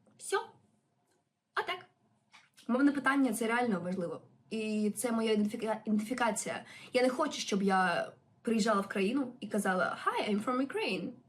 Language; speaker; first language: Ukrainian; non-native, local second language; Russian